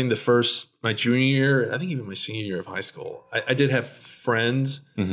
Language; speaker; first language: English; native; English